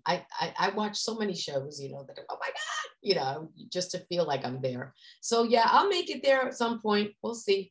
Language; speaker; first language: English; native; English